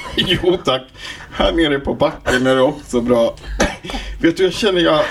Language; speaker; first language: Swedish; native; Swedish